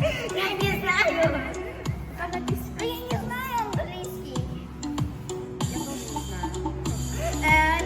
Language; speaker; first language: Russian; non-native, learner; Azerbaijani